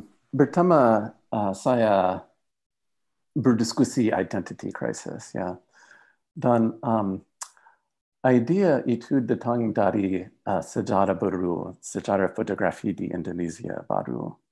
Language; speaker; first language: Indonesian; non-native, learner; English